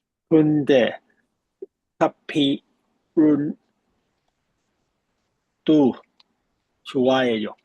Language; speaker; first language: Korean; non-native, learner; Cantonese